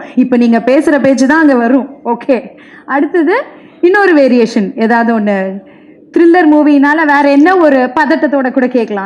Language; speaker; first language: Tamil; native; Tamil